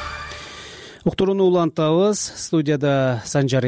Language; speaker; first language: Kyrgyz; native; Kyrgyz